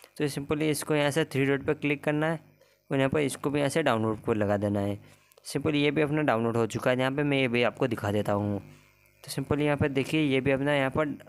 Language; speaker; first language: Hindi; native; Hindi